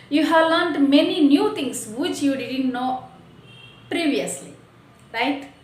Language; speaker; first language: English; non-native, local second language; Telugu